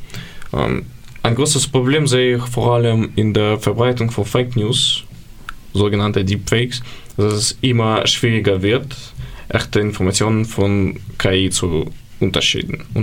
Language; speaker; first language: German; non-native, learner; Ukrainian